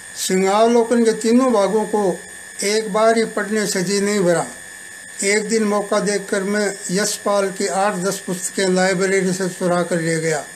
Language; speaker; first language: Hindi; native; Hindi